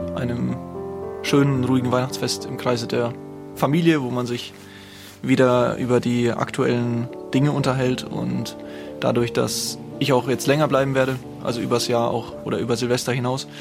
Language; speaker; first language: German; native; German